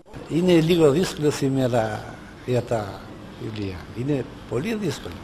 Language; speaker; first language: Greek; non-native, learner; Albanian